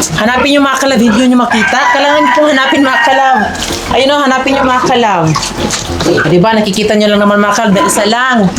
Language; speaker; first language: Filipino; non-native, local second language; Cebuano